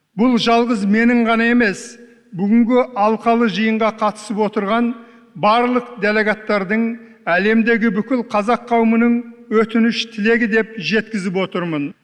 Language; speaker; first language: Kazakh; early bilingual, heritage; Kazakh